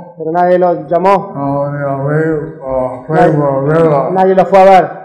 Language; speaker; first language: Spanish; native; Spanish